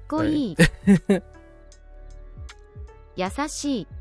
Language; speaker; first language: Japanese; non-native, learner; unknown